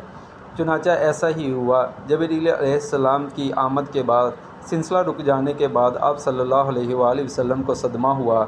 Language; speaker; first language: Urdu; native; Urdu